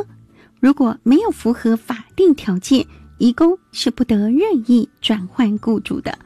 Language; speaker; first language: Chinese; native; Chinese